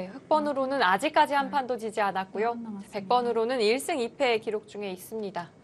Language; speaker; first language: Korean; native; Korean